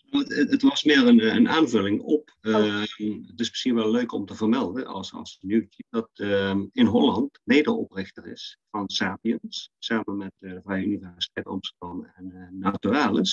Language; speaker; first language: Dutch; native; Dutch